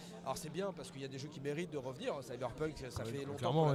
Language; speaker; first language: French; native; French